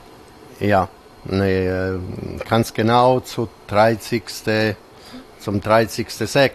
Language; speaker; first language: German; non-native, fluent; Italian